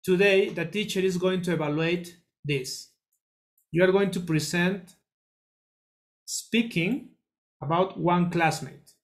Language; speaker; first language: English; non-native, learner; Spanish